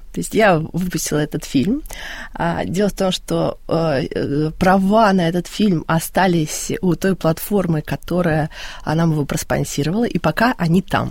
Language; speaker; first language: Russian; native; Russian